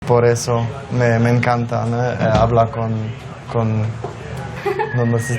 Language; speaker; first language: Spanish; non-native, learner; Polish